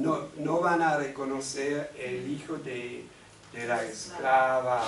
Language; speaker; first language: Spanish; non-native, fluent; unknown